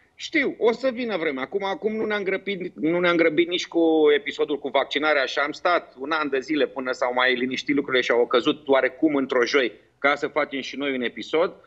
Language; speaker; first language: Romanian; native; Romanian